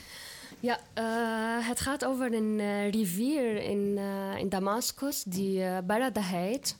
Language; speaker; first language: Dutch; non-native, fluent; Arabic